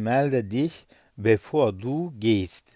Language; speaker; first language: German; non-native, fluent; Turkish